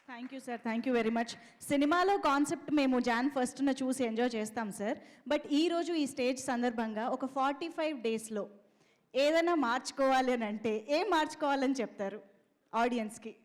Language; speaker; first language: Telugu; native; Telugu